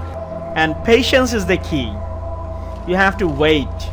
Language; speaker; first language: English; non-native, fluent; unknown